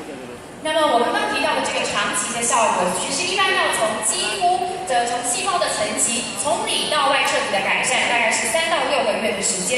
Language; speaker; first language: Chinese; native; Chinese